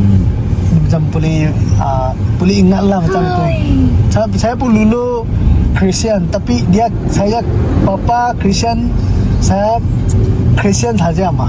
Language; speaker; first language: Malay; non-native, learner; Tedim Chin